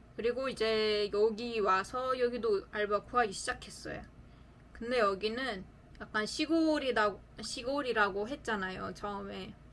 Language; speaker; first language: Korean; non-native, fluent; Uzbek